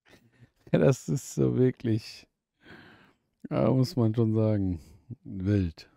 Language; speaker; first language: German; native; German